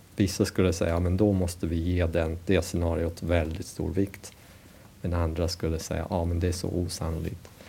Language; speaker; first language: Swedish; non-native, fluent; English